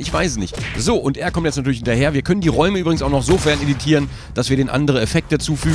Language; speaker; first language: German; native; German